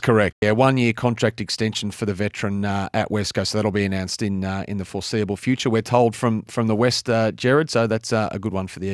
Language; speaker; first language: English; native; English